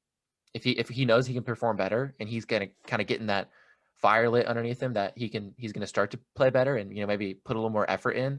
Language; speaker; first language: English; native; English